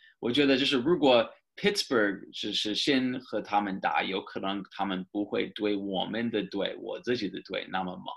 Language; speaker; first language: Chinese; non-native, fluent; English